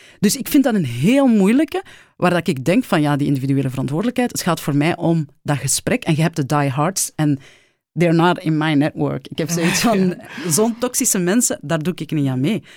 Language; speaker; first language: Dutch; early bilingual, other home language; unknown